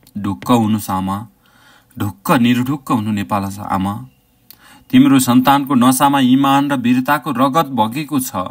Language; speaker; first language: Nepali; native; Nepali